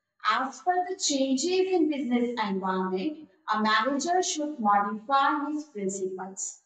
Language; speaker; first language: English; non-native, local second language; Hindi